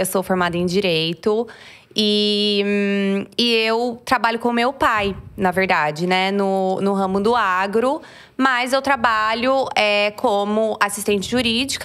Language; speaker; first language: Portuguese; native; Portuguese